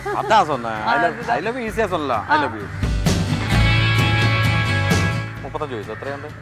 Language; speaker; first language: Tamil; non-native, learner; Malayalam